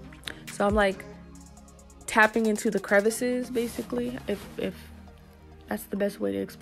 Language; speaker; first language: English; native; English